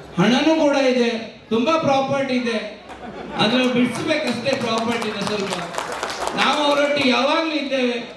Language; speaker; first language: Kannada; native; Kannada